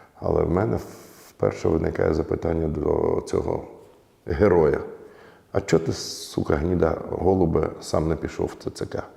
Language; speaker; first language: Ukrainian; non-native, local second language; Russian